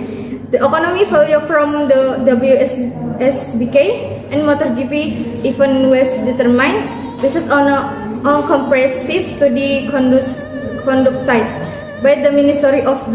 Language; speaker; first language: English; non-native, learner; Indonesian